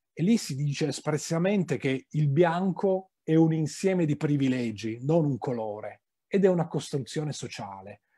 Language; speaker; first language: Italian; native; Italian